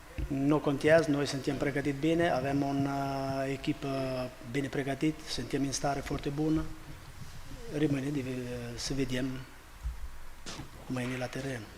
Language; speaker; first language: Romanian; non-native, fluent; Albanian